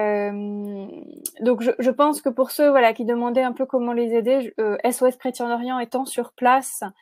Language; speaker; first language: French; native; French